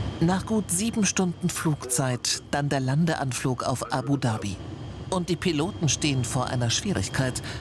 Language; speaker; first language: German; native; German